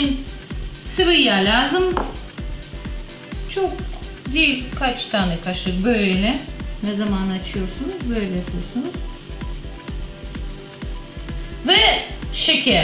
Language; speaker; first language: Turkish; non-native, learner; Russian